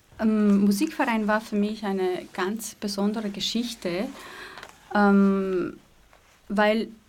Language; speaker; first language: German; native; German